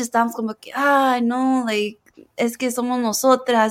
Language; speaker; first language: Spanish; early bilingual, heritage; Spanish